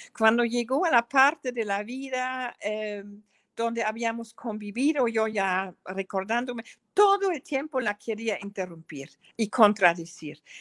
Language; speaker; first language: Spanish; non-native, fluent; German